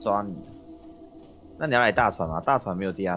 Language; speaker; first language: Chinese; native; Chinese